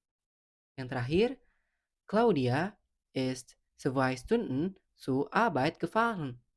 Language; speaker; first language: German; non-native, fluent; Indonesian